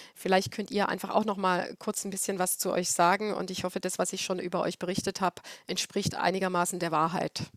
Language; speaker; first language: German; native; German